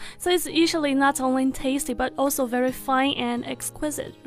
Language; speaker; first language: English; non-native, fluent; Chinese